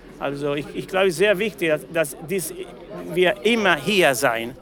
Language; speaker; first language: German; non-native, learner; English